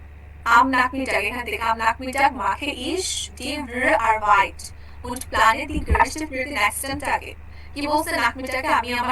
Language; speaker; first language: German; non-native, fluent; Bangla